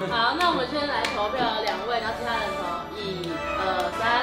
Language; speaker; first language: Chinese; native; Chinese